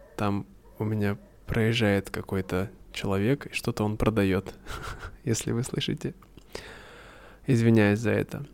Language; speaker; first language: Russian; native; Russian